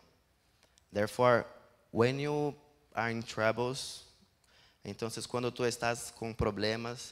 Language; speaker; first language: Spanish; non-native, learner; Portuguese